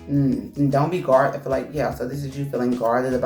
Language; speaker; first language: English; native; English